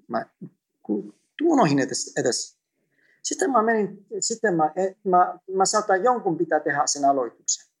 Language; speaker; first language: Finnish; non-native, fluent; Greek